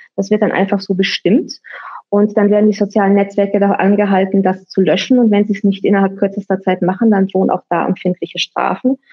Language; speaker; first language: German; early bilingual, other home language; Romanian